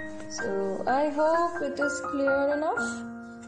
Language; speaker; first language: English; non-native, local second language; Punjabi